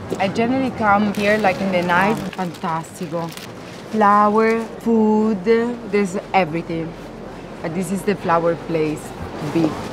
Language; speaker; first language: English; non-native, fluent; Italian